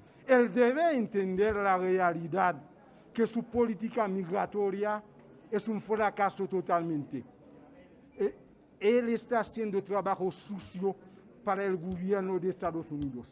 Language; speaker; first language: Spanish; non-native, fluent; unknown